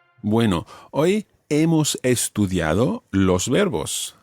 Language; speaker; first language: Spanish; non-native, fluent; English